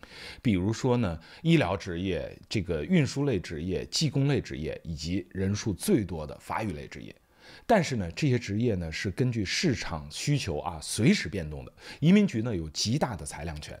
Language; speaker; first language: Chinese; native; Chinese